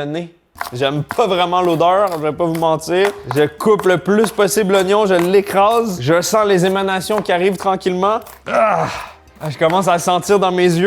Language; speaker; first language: French; native; French